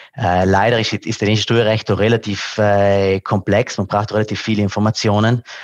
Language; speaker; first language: German; non-native, local second language; Italian